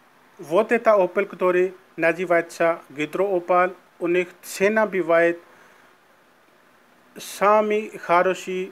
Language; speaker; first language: Russian; non-native, learner; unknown